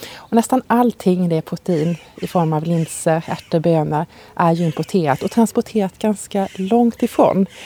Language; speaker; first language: Swedish; native; Swedish